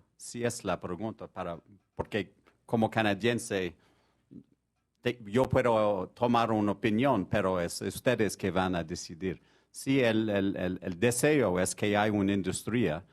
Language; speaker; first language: Spanish; non-native, fluent; French